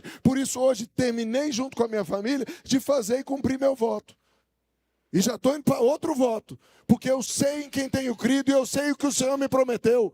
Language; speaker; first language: Portuguese; native; Portuguese